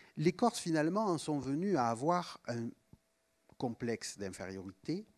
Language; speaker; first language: French; native; French